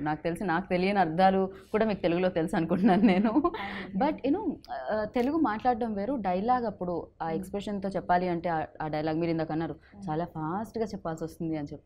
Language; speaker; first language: Telugu; native; Telugu